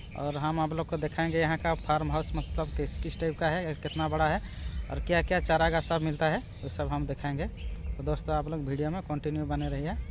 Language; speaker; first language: Hindi; non-native, local second language; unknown